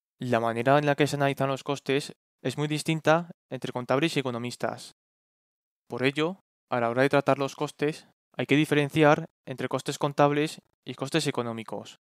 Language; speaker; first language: Spanish; native; Spanish